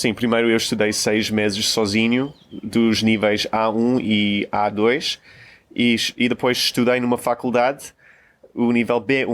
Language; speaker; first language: Portuguese; non-native, fluent; English